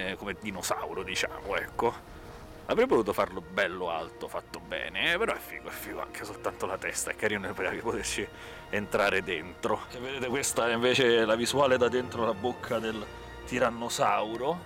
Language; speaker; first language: Italian; native; Italian